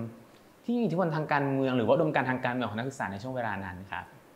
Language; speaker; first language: Thai; native; Thai